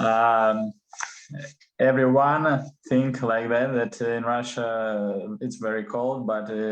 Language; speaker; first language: English; non-native, learner; Russian